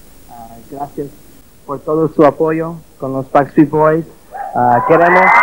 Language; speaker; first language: Spanish; non-native, learner; English